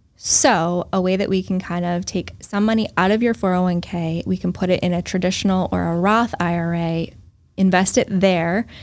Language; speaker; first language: English; native; English